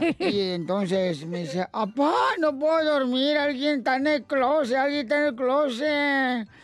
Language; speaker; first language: Spanish; native; Spanish